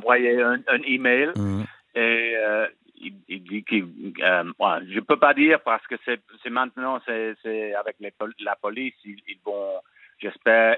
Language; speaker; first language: French; non-native, learner; English